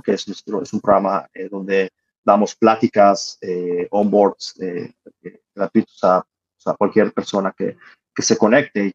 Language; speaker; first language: Spanish; native; Spanish